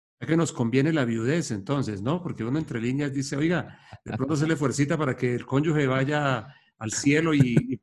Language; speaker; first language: Spanish; native; Spanish